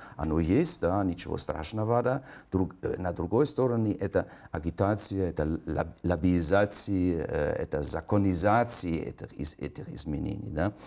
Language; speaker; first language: Russian; non-native, fluent; German